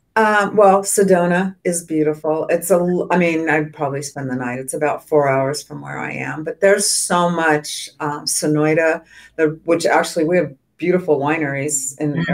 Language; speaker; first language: English; native; English